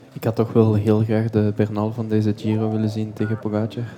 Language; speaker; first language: Dutch; non-native, fluent; French